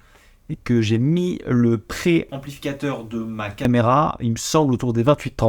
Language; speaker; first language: French; native; French